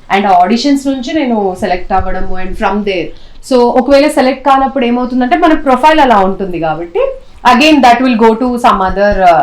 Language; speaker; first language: Telugu; non-native, local second language; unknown